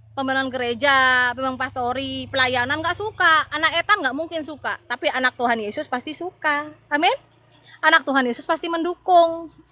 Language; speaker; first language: Indonesian; non-native, local second language; Madurese